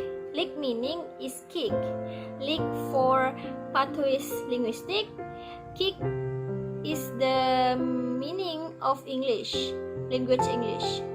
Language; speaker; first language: English; non-native, learner; Indonesian